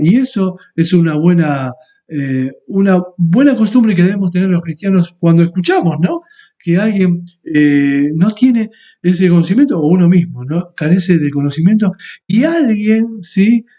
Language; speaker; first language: Spanish; native; Spanish